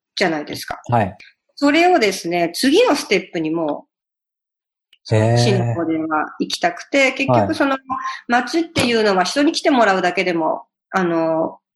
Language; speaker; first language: Japanese; native; Japanese